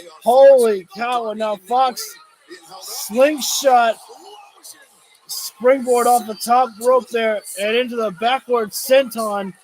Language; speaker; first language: English; native; English